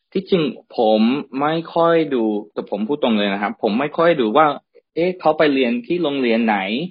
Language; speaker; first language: Thai; early bilingual, heritage; Thai